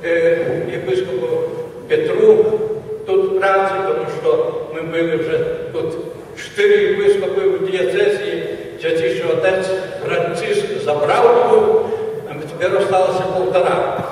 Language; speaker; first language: Ukrainian; non-native, fluent; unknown